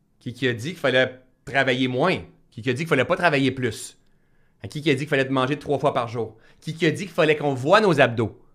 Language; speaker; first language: French; native; French